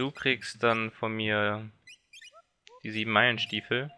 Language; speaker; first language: German; native; German